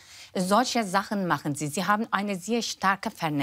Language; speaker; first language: German; non-native, fluent; Turkish